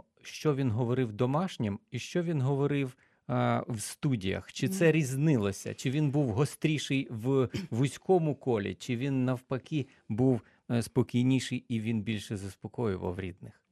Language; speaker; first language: Ukrainian; native; Ukrainian